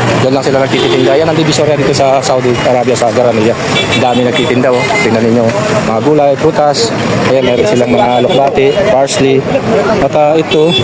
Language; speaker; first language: Filipino; non-native, local second language; Pampanga